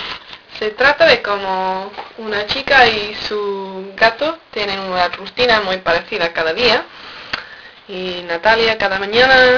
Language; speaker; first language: Spanish; non-native, learner; English